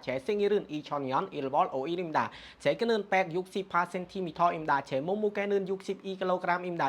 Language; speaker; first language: Korean; non-native, learner; Khmer